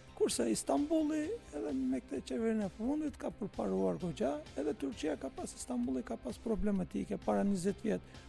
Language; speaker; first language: Albanian; non-native, fluent; Turkish